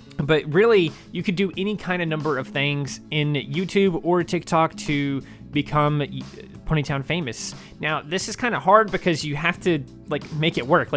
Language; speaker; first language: English; native; English